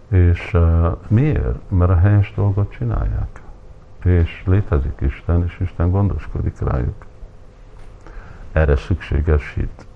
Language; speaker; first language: Hungarian; early bilingual, heritage; Hungarian